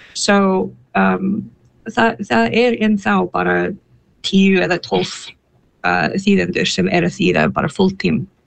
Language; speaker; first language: Icelandic; non-native, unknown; English